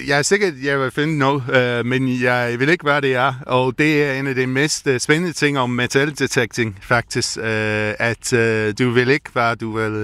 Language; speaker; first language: Danish; non-native, fluent; English